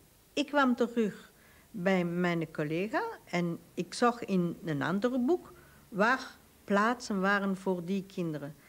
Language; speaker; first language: Dutch; non-native, local second language; French